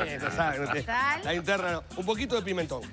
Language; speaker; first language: Spanish; native; Spanish